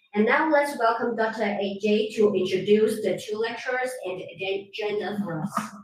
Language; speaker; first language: English; non-native, fluent; Chinese